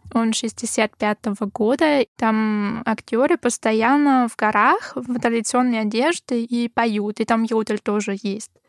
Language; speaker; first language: Russian; non-native, fluent; German